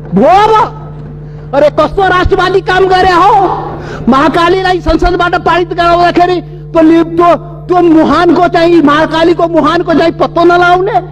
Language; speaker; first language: Nepali; non-native, local second language; Maithili